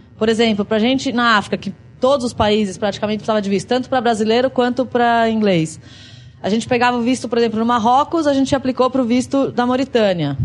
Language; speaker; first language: Portuguese; native; Portuguese